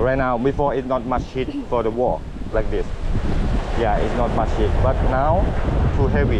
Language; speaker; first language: English; non-native, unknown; Thai